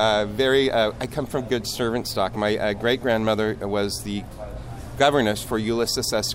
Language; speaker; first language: English; native; English